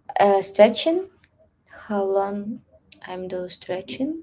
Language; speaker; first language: English; non-native, learner; Russian